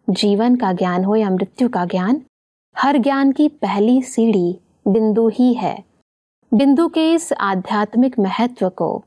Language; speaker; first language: Hindi; native; Hindi